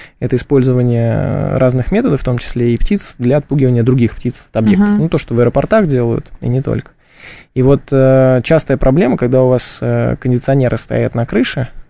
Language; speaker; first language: Russian; native; Russian